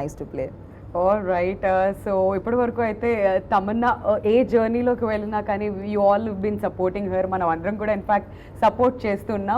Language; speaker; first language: Telugu; native; Telugu